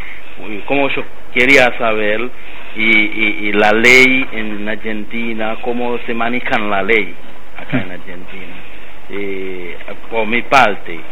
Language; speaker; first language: Spanish; non-native, learner; Haitian Creole